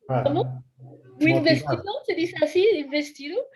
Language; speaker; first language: Spanish; non-native, fluent; French